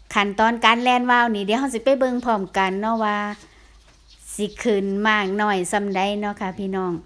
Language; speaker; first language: Thai; native; Thai